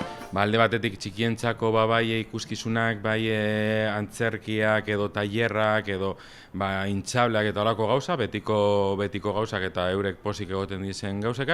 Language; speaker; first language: Basque; native; Basque